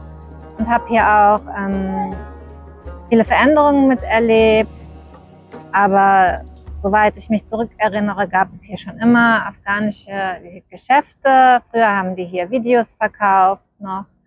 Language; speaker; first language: German; early bilingual, other home language; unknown